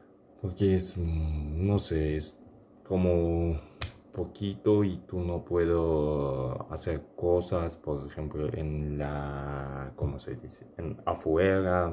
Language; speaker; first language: Spanish; non-native, learner; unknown